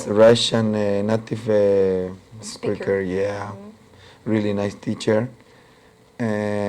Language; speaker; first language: English; non-native, local second language; Spanish